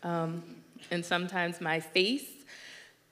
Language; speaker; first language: English; native; English